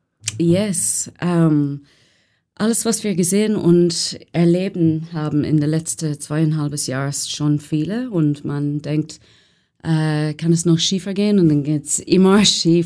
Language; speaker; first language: German; non-native, learner; English